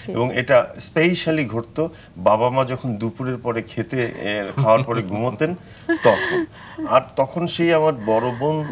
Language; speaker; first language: Bangla; native; Bangla